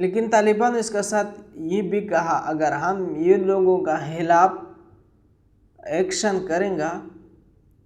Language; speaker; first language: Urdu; non-native, local second language; Pashto